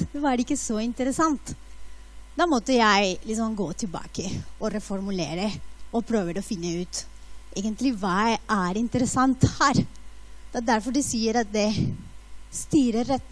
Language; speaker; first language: Norwegian; non-native, fluent; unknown